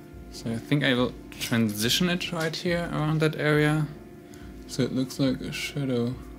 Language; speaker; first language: English; non-native, fluent; German